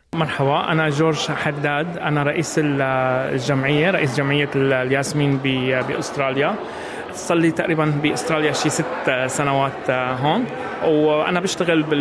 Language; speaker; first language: Arabic; native; Arabic